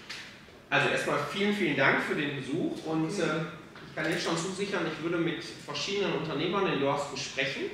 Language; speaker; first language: German; native; German